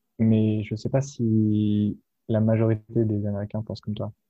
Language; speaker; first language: French; native; French